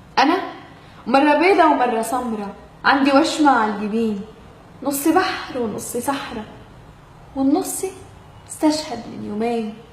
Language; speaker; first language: Arabic; native; Arabic